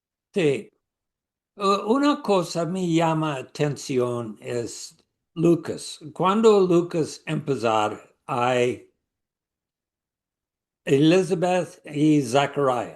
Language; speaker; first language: Spanish; non-native, learner; English